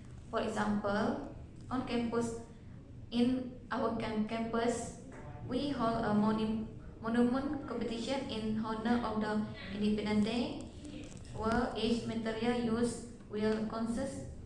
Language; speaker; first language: English; non-native, learner; Malay